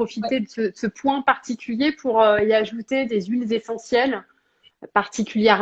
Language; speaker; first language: French; native; French